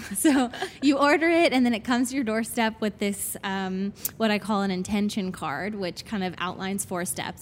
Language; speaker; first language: English; native; English